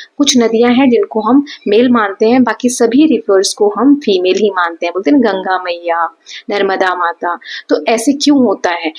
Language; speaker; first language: Hindi; native; Hindi